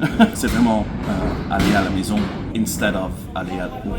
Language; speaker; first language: French; non-native, local second language; Dutch